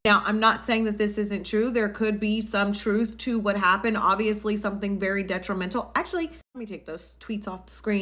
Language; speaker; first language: English; native; English